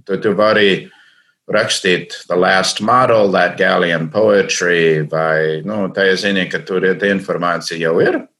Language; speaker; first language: Latvian; non-native, fluent; English